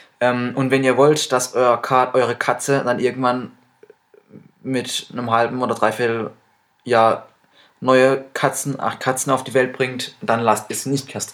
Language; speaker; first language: German; native; German